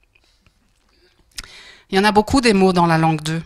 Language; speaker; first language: French; native; French